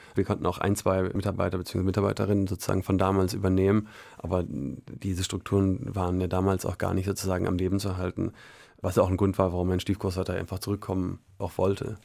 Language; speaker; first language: German; native; German